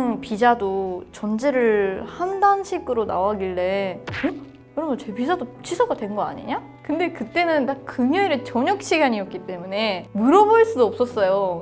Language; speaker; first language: Korean; non-native, fluent; Japanese